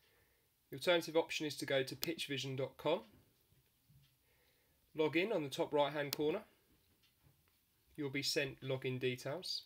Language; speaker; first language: English; native; English